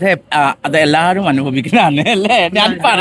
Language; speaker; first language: Malayalam; non-native, fluent; Assamese